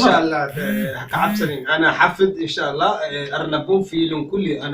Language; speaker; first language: Arabic; non-native, learner; Somali